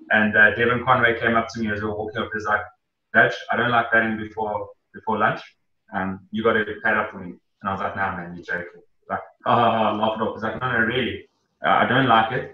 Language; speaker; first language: English; native; English